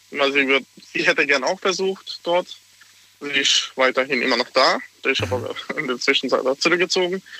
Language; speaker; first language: German; non-native, fluent; Hungarian